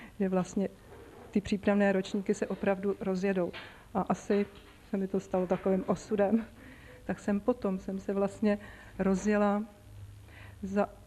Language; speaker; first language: Czech; native; Czech